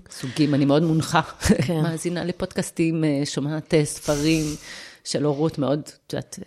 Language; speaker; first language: Hebrew; early bilingual, other home language; Russian